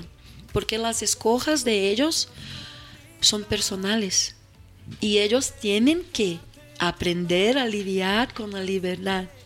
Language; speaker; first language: Spanish; non-native, fluent; Portuguese